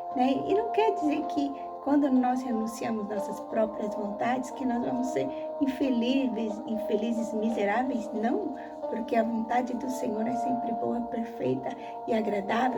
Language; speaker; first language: Portuguese; native; Portuguese